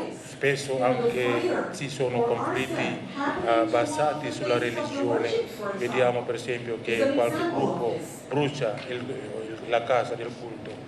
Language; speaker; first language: Italian; non-native, learner; Indonesian